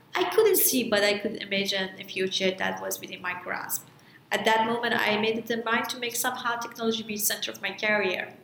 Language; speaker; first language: English; non-native, fluent; Persian